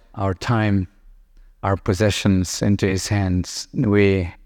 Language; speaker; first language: English; non-native, fluent; Lithuanian